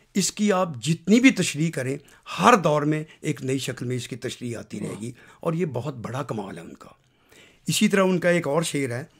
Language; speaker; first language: Urdu; non-native, local second language; Punjabi